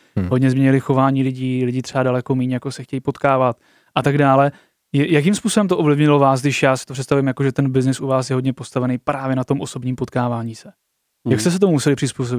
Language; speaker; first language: Czech; native; Czech